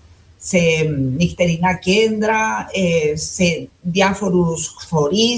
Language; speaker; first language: Greek; non-native, fluent; Spanish